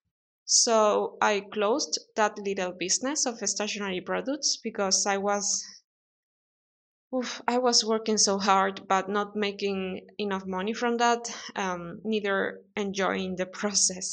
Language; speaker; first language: English; non-native, fluent; Spanish